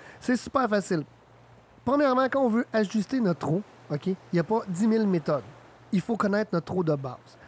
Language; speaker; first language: French; native; French